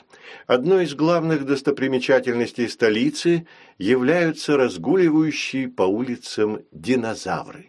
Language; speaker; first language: Russian; native; Russian